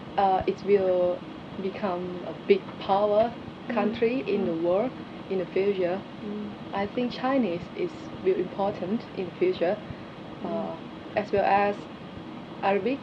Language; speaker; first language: English; non-native, learner; Thai